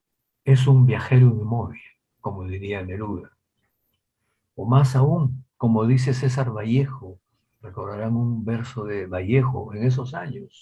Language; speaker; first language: Spanish; native; Spanish